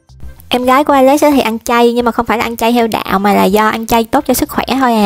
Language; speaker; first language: Vietnamese; native; Vietnamese